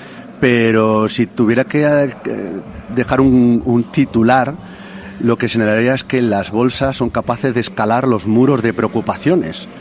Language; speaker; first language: Spanish; native; Spanish